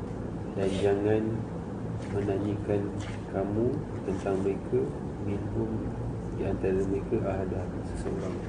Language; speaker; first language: Malay; native; Malay